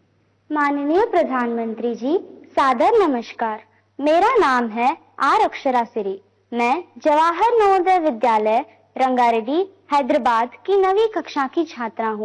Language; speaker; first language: Hindi; non-native, local second language; Telugu